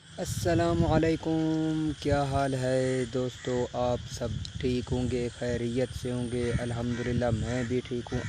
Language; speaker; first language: Urdu; non-native, local second language; Saraiki